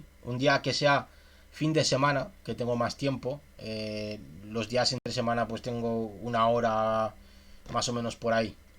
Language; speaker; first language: Spanish; native; Spanish